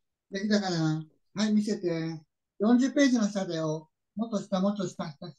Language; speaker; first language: Japanese; native; Japanese